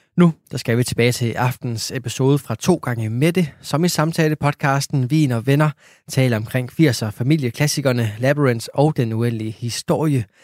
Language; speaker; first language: Danish; native; Danish